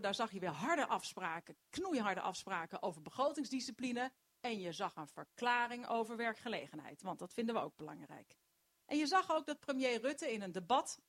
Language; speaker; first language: Dutch; native; Dutch